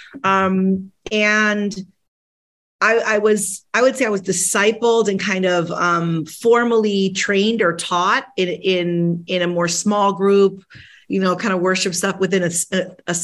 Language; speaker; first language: English; early bilingual, other home language; Spanish